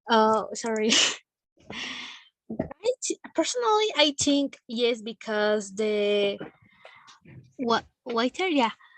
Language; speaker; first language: English; non-native, learner; Spanish